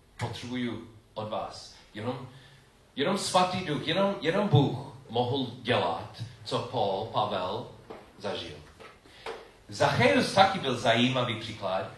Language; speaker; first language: Czech; non-native, learner; English